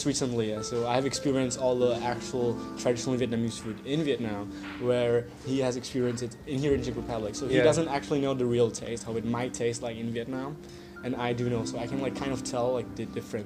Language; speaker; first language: English; non-native, fluent; Vietnamese